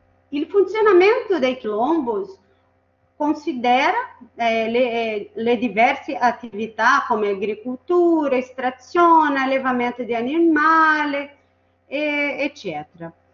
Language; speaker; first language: Italian; non-native, fluent; Portuguese